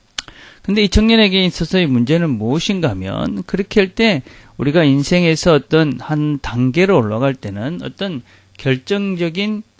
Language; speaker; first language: Korean; native; Korean